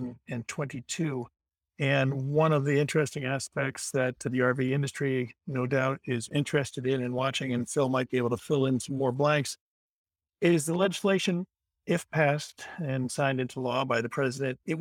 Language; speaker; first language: English; native; English